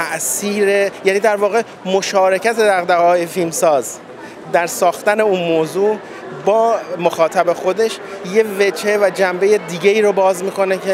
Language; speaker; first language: Persian; native; Persian